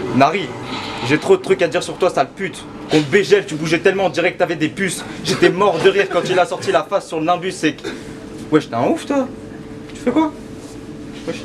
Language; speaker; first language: French; early bilingual, other home language; Turkish